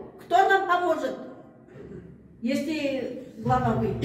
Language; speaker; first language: Russian; non-native, local second language; Kyrgyz